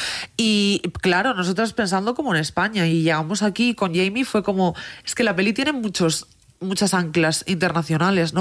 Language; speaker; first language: Spanish; native; Spanish